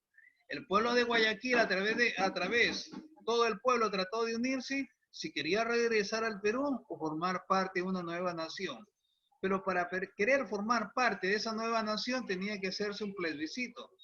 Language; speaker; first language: Spanish; native; Spanish